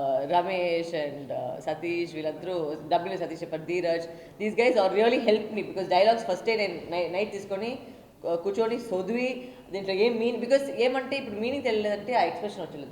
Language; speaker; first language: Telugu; non-native, local second language; Tamil